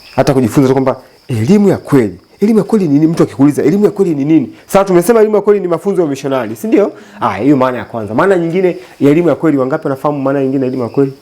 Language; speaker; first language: Swahili; native; Swahili